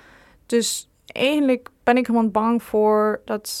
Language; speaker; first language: Dutch; non-native, fluent; Ukrainian